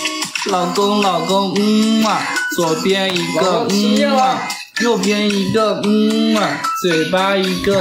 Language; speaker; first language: Chinese; native; Chinese